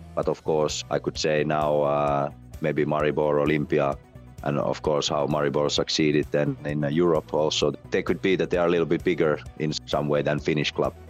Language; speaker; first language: English; non-native, fluent; Finnish